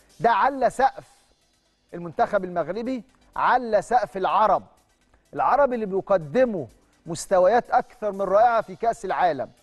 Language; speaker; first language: Arabic; native; Arabic